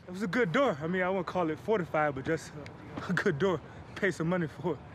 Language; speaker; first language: English; native; English